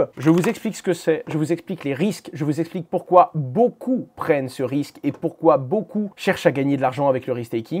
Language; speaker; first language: French; native; French